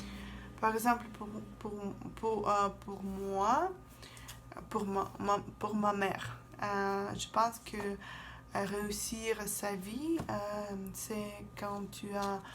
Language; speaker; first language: French; non-native, fluent; Russian